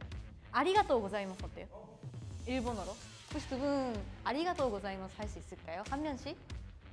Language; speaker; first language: Korean; native; Korean